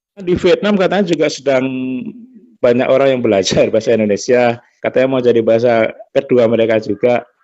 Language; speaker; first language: Indonesian; native; Indonesian